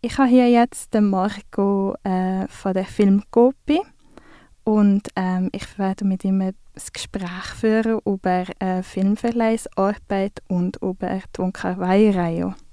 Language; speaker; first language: German; native; German